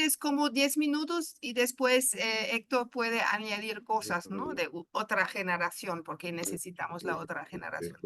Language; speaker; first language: Spanish; non-native, fluent; German